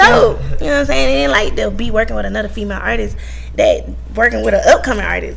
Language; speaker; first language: English; native; English